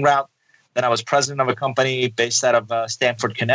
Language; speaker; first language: English; non-native, fluent; Persian